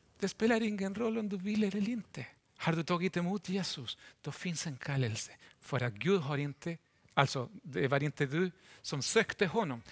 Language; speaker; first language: Swedish; non-native, fluent; Spanish